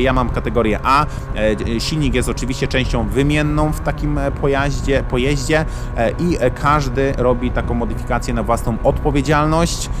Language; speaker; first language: Polish; native; Polish